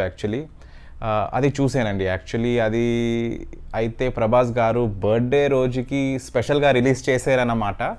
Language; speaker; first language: Telugu; non-native, learner; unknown